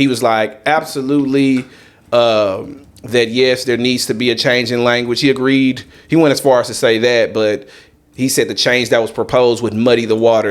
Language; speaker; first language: English; native; English